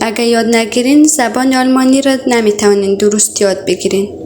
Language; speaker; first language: Persian; native; Persian